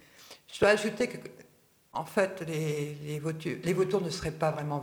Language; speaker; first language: French; native; French